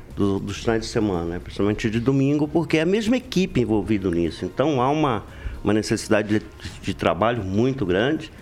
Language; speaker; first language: Portuguese; native; Portuguese